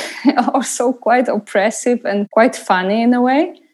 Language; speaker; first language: English; non-native, fluent; Polish